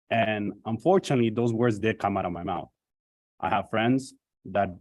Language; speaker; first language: English; native; English